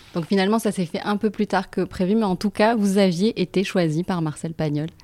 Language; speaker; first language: French; native; French